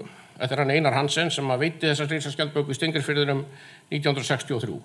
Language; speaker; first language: Icelandic; native; Icelandic